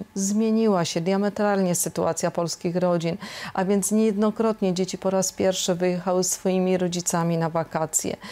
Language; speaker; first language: Polish; native; Polish